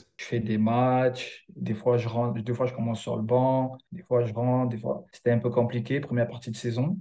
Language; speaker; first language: French; early bilingual, other home language; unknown